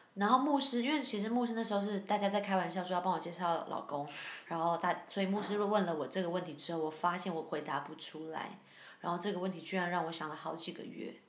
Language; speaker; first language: Chinese; native; Chinese